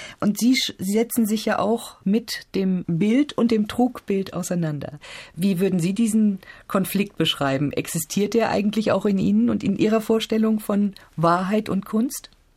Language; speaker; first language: German; native; German